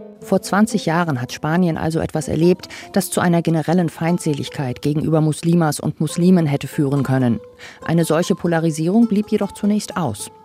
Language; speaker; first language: German; native; German